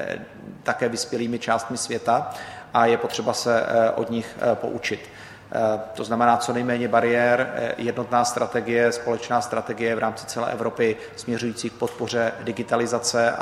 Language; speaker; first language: Czech; native; Czech